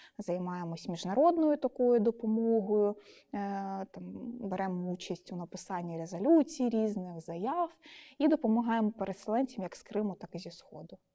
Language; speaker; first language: Ukrainian; non-native, local second language; Russian